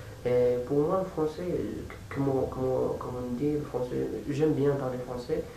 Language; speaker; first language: French; non-native, fluent; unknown